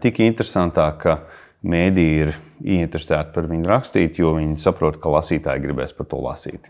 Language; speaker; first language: Latvian; early bilingual, heritage; Latvian